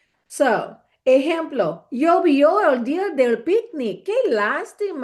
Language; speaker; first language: Spanish; non-native, fluent; English